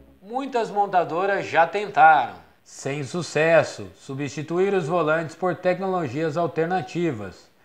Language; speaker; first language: Portuguese; native; Portuguese